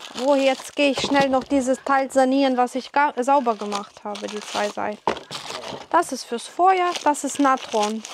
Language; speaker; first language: German; non-native, fluent; Ukrainian